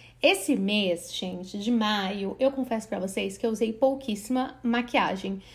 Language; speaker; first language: Portuguese; native; Portuguese